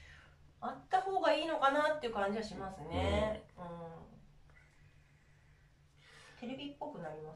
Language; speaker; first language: Japanese; native; Japanese